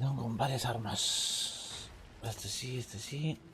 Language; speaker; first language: Spanish; non-native, local second language; Galician